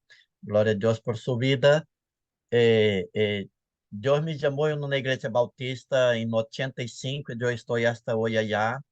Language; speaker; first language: Spanish; non-native, fluent; Portuguese